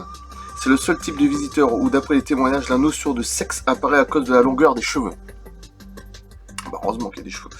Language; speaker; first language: French; native; French